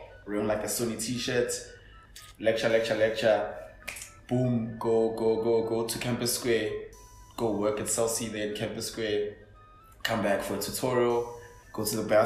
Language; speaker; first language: English; non-native, local second language; Zulu